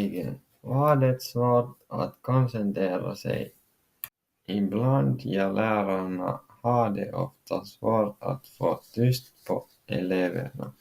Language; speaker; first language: Swedish; non-native, local second language; Finnish